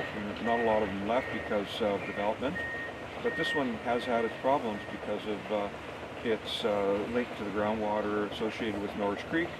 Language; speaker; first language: English; native; English